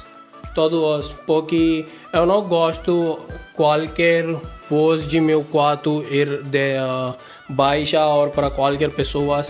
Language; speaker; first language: Portuguese; non-native, learner; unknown